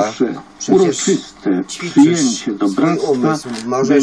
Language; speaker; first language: Polish; native; Polish